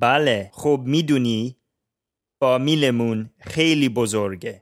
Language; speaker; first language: Persian; non-native, learner; English